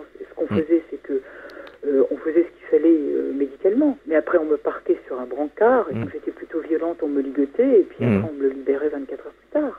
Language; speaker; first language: French; native; French